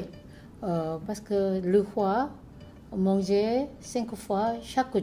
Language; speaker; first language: French; non-native, learner; Korean